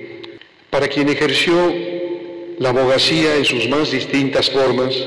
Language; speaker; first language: Spanish; native; Spanish